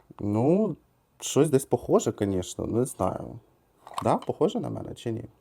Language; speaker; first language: Ukrainian; native; Ukrainian